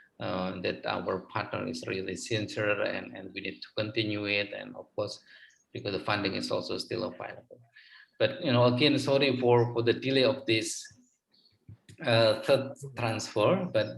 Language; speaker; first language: English; non-native, fluent; Indonesian